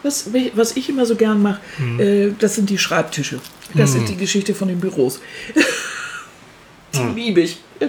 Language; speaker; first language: German; native; German